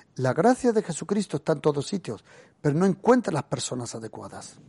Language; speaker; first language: Spanish; early bilingual, other home language; German